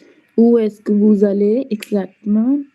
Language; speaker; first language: French; non-native, learner; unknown